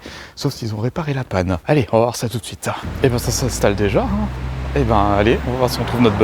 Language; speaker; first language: French; native; French